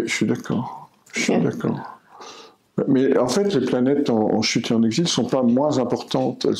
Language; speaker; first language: French; native; French